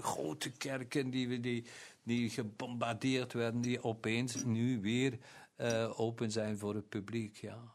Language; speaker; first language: Dutch; non-native, local second language; German